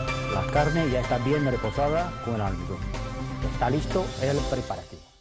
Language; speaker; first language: Spanish; non-native, fluent; Chinese